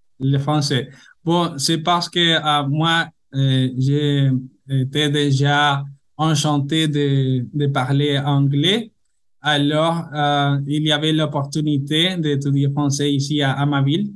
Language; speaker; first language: French; non-native, learner; Spanish